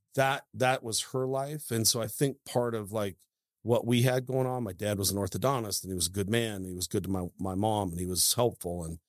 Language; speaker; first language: English; native; English